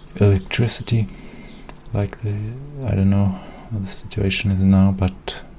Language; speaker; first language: English; non-native, fluent; German